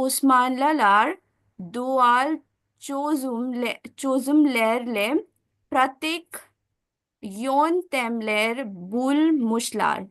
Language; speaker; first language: Turkish; non-native, learner; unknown